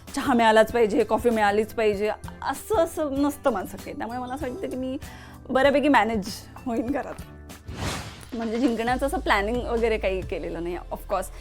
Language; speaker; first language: Marathi; native; Marathi